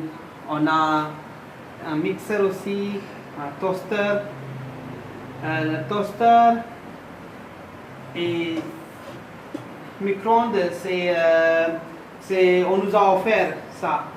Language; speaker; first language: French; non-native, fluent; Hindi